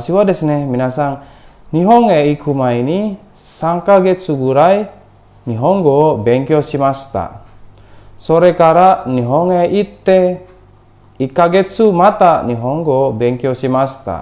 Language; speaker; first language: Japanese; non-native, fluent; Indonesian